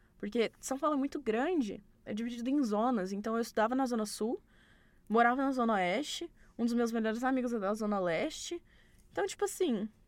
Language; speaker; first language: Portuguese; native; Portuguese